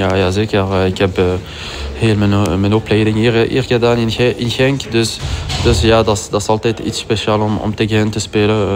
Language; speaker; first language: Dutch; non-native, local second language; French